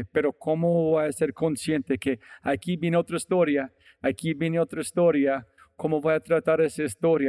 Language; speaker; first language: Spanish; non-native, fluent; English